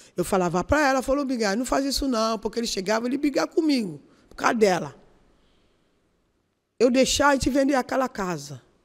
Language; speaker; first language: Portuguese; non-native, learner; Yoruba